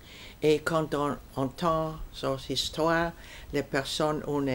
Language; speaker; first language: French; non-native, fluent; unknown